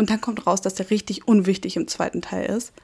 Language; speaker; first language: German; native; German